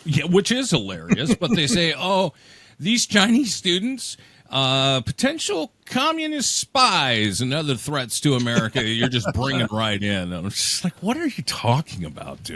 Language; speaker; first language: English; native; English